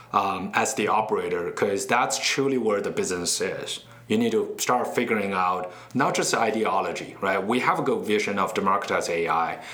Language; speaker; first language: English; non-native, fluent; Chinese